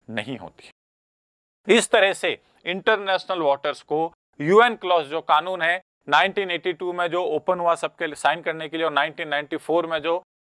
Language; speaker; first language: Hindi; native; Hindi